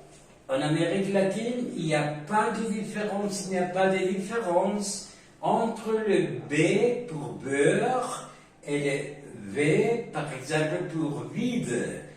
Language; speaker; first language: French; non-native, fluent; Spanish